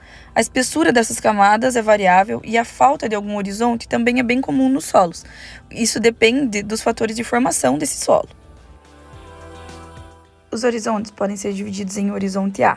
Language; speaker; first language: Portuguese; native; Portuguese